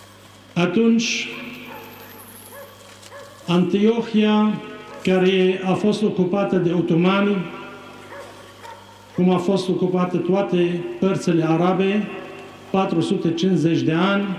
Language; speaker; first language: Romanian; non-native, fluent; Arabic